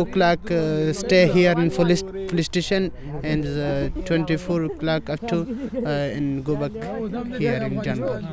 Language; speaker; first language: English; non-native, learner; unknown